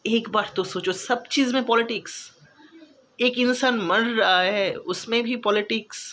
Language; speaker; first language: Hindi; non-native, local second language; Bangla